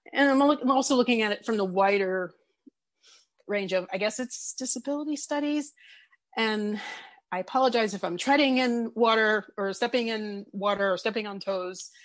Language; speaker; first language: English; native; English